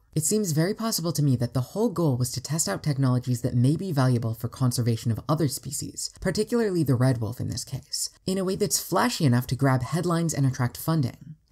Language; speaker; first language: English; native; English